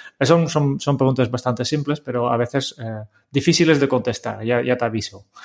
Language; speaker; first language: Spanish; non-native, fluent; Dutch